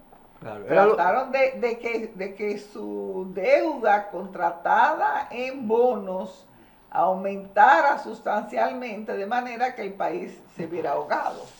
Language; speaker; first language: Spanish; native; Spanish